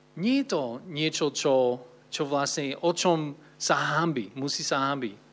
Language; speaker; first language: Slovak; non-native, fluent; English